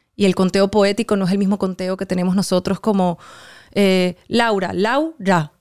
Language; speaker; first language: Spanish; native; Spanish